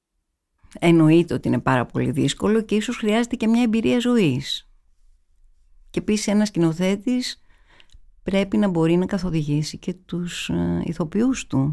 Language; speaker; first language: Greek; native; Greek